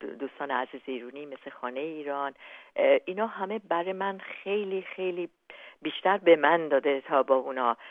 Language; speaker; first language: Persian; native; Persian